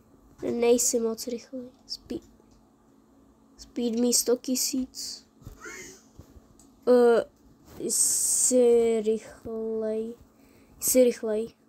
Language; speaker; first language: Czech; early bilingual, other home language; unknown